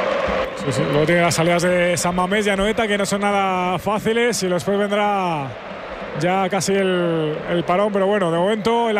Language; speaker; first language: Spanish; native; Spanish